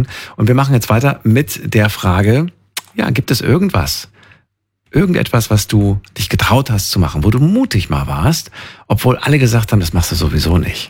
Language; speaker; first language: German; native; German